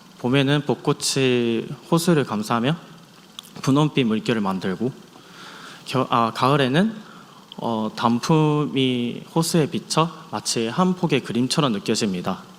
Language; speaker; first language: Korean; non-native, fluent; Japanese